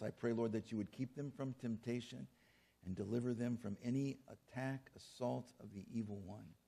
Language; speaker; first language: English; native; English